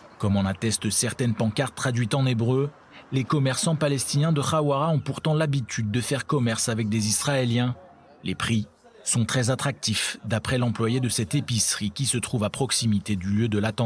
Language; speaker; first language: French; native; French